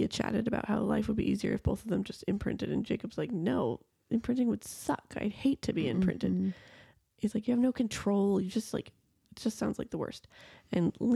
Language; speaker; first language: English; native; English